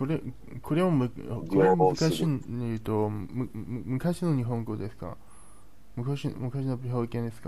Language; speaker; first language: Japanese; non-native, learner; Chinese